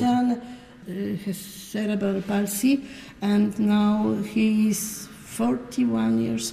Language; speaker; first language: English; non-native, learner; Polish